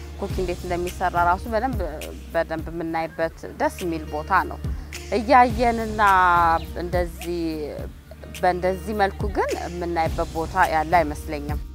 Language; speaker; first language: Amharic; native; Amharic